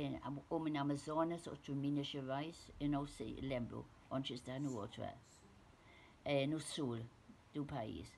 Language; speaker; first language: Portuguese; non-native, fluent; English